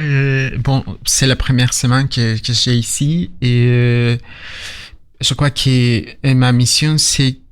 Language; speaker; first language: French; non-native, learner; Spanish